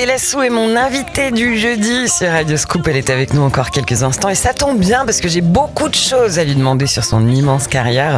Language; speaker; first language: French; native; French